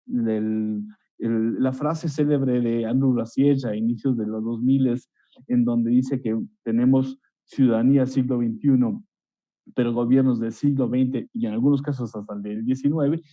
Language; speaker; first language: Spanish; native; Spanish